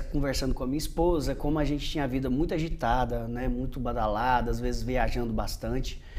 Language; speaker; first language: Portuguese; native; Portuguese